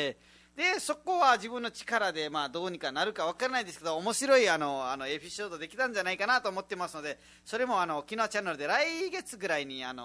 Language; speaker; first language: Japanese; non-native, fluent; Nepali